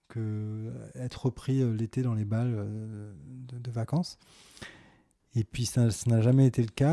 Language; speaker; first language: French; native; French